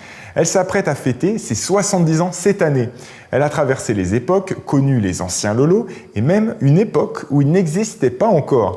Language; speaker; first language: French; native; French